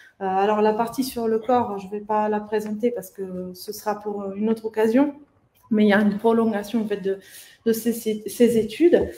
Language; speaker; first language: French; non-native, fluent; Italian